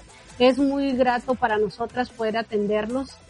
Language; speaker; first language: Spanish; native; Spanish